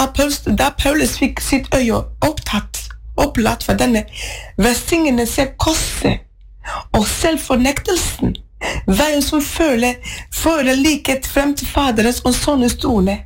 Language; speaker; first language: Norwegian; non-native, fluent; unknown